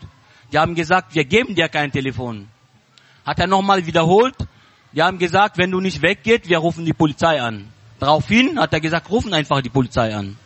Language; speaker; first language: German; non-native, learner; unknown